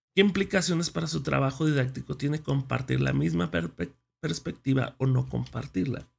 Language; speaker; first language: Spanish; native; Spanish